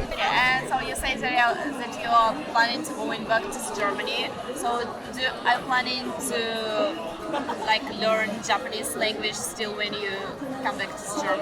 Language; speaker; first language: English; non-native, learner; Russian